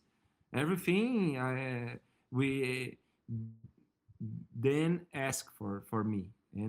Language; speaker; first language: English; non-native, learner; Portuguese